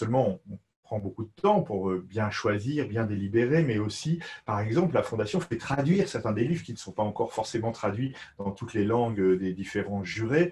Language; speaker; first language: French; native; French